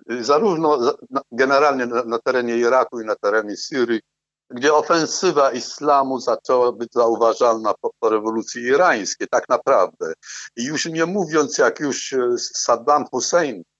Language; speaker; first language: Polish; non-native, fluent; Arabic